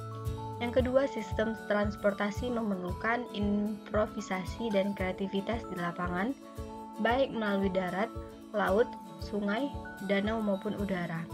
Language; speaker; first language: Indonesian; native; Indonesian